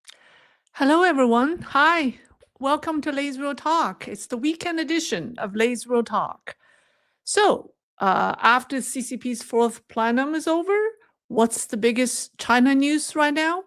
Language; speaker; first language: English; non-native, fluent; Chinese